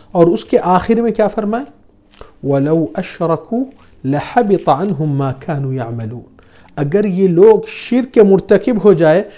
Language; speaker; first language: Urdu; non-native, fluent; Arabic